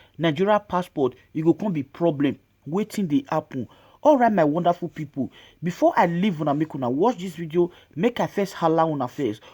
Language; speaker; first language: Nigerian Pidgin; native; Nigerian Pidgin